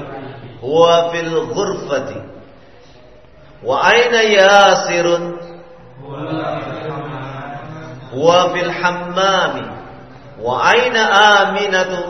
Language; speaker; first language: Arabic; non-native, fluent; Indonesian